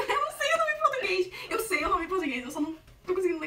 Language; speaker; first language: Portuguese; native; Portuguese